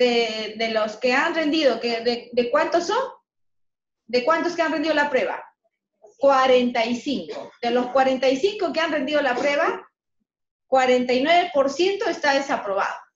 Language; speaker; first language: Spanish; native; Spanish